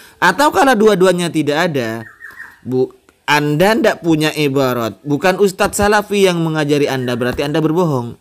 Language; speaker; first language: Indonesian; non-native, local second language; Madurese